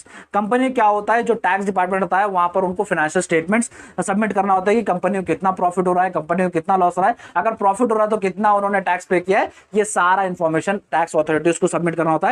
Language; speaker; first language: Hindi; native; Hindi